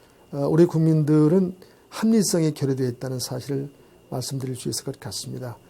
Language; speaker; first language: Korean; native; Korean